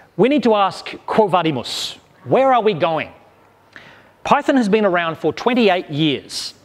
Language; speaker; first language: English; native; English